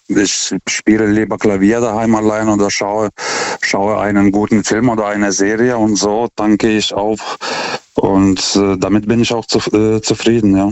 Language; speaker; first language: German; non-native, fluent; Lithuanian